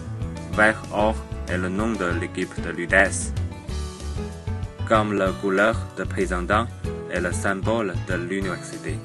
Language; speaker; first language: French; non-native, learner; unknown